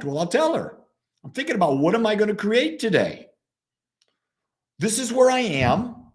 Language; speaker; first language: English; native; English